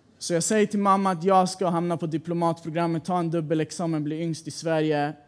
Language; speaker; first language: Swedish; early bilingual, other home language; Persian